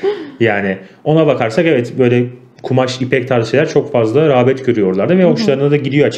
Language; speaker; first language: Turkish; native; Turkish